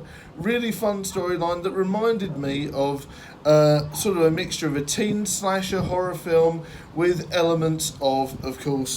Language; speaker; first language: English; native; English